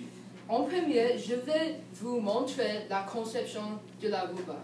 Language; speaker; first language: French; non-native, learner; English